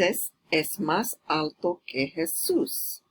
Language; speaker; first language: Spanish; non-native, fluent; English